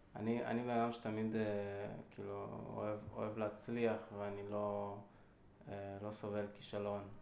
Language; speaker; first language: Hebrew; early bilingual, other home language; Russian